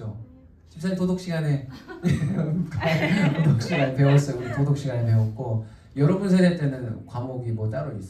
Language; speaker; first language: Korean; native; Korean